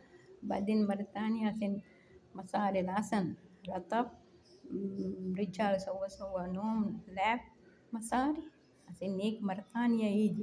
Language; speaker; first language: Arabic; non-native, learner; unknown